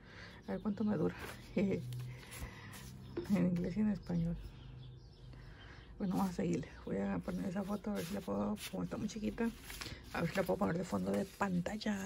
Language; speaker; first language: Spanish; native; Spanish